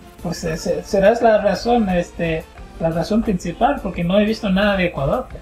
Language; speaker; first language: Spanish; non-native, fluent; Haitian Creole